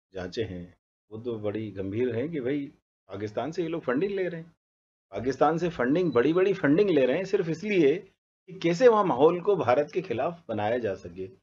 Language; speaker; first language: Hindi; native; Hindi